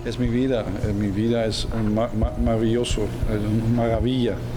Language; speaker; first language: Spanish; non-native, learner; Dutch